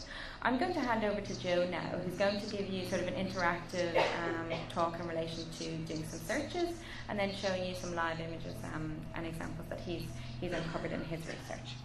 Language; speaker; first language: English; native; English